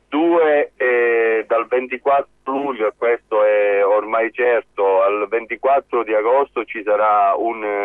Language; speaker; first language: Italian; native; Italian